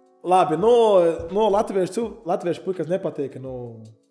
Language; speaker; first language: Latvian; non-native, learner; Portuguese